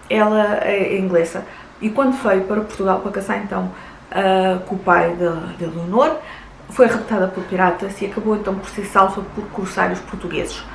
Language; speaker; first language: Portuguese; native; Portuguese